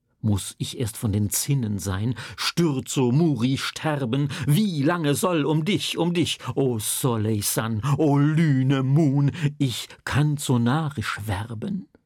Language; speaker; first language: German; native; German